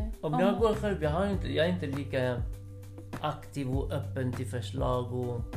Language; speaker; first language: Swedish; non-native, fluent; Kurdish